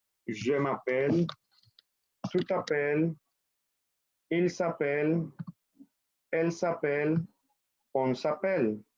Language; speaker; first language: French; non-native, fluent; Spanish